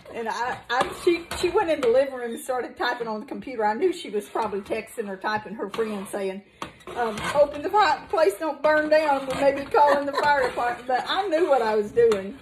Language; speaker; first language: English; native; English